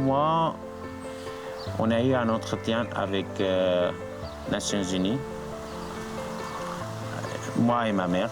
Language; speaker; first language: French; non-native, learner; Arabic